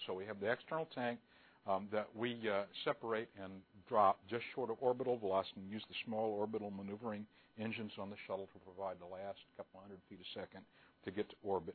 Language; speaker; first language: English; native; English